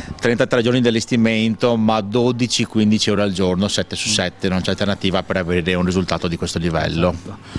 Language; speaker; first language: Italian; native; Italian